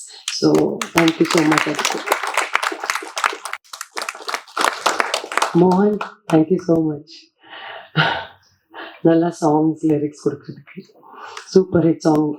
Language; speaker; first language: Tamil; non-native, fluent; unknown